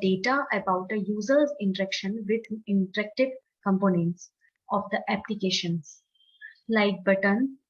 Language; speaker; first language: English; non-native, local second language; Hindi